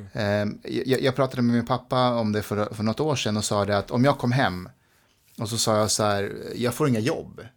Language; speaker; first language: Swedish; early bilingual, other home language; Persian